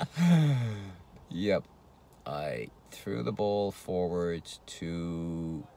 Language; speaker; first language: English; native; English